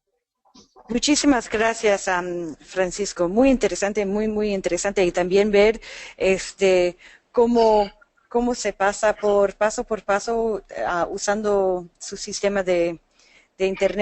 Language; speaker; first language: Spanish; non-native, fluent; English